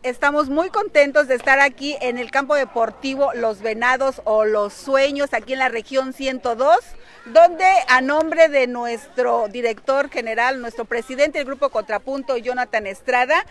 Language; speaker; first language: Spanish; native; Spanish